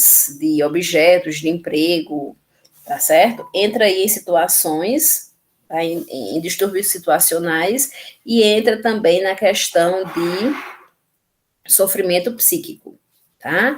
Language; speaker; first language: Portuguese; native; Portuguese